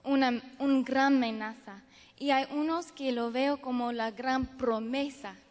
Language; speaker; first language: Spanish; non-native, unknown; English